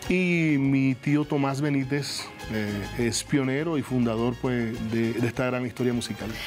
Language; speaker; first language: Spanish; native; Spanish